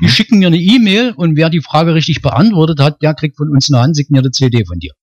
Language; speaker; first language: German; native; German